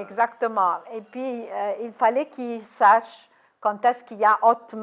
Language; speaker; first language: French; non-native, fluent; Arabic